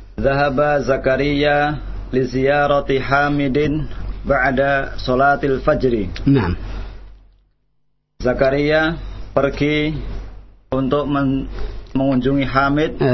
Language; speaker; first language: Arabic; non-native, learner; Indonesian